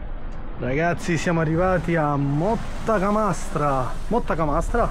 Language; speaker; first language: Italian; native; Italian